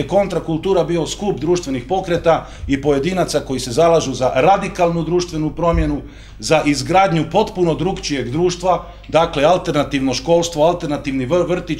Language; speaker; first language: Croatian; native; Croatian